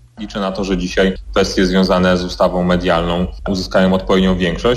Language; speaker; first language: Polish; native; Polish